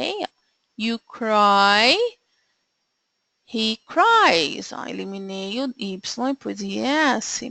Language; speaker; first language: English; non-native, fluent; Portuguese